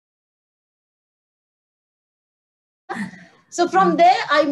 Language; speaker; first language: English; non-native, local second language; Tamil